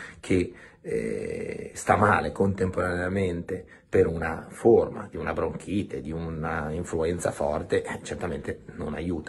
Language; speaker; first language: Italian; native; Italian